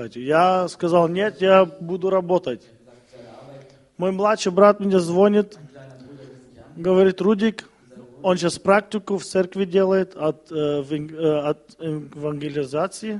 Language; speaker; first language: Russian; early bilingual, other home language; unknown